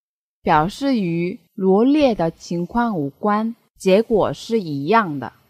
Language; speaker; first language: Chinese; non-native, fluent; Korean